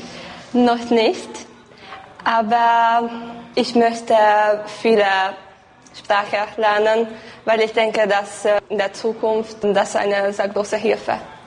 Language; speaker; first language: German; non-native, local second language; Hungarian